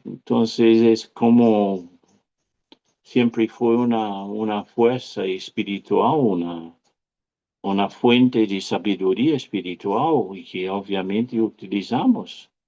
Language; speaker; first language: Spanish; non-native, fluent; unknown